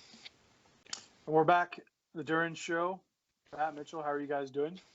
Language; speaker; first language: English; native; English